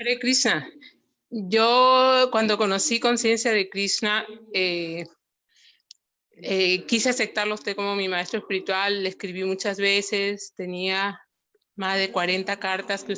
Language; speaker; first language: Spanish; native; Spanish